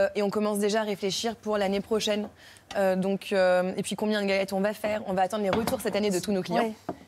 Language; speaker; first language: French; native; French